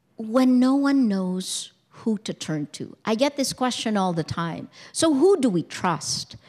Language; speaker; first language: English; early bilingual, other home language; Filipino